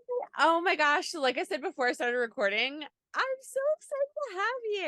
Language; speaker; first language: English; native; English